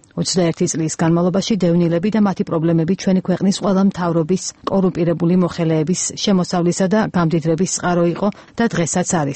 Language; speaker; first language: Georgian; native; Georgian